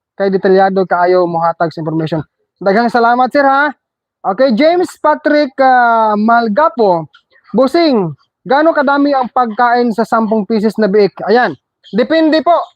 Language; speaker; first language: Filipino; non-native, local second language; Cebuano